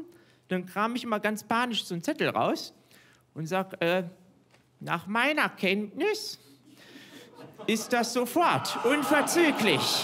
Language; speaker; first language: German; native; German